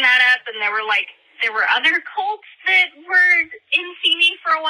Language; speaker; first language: English; native; English